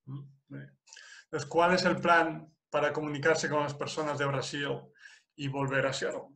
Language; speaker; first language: Spanish; non-native, fluent; English